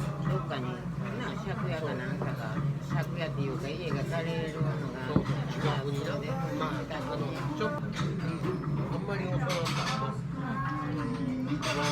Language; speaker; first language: Japanese; native; Japanese